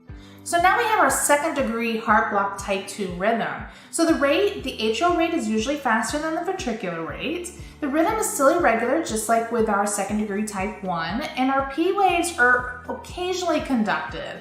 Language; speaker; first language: English; native; English